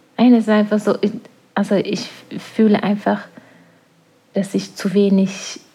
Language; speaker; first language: German; non-native, fluent; Norwegian